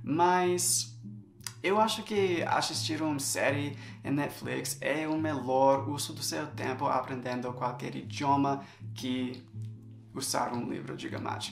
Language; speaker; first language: Portuguese; non-native, fluent; English